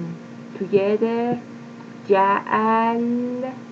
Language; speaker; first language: English; non-native, fluent; Persian